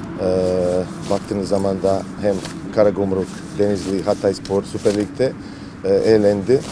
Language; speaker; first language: Turkish; non-native, learner; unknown